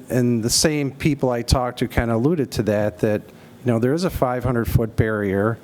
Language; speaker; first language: English; native; English